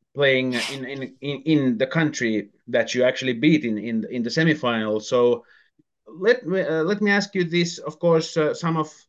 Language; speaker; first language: English; non-native, fluent; Finnish